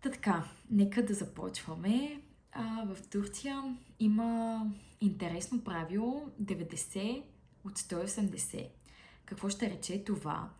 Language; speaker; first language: Bulgarian; native; Bulgarian